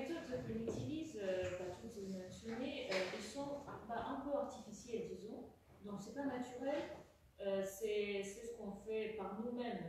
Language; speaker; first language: French; non-native, fluent; Russian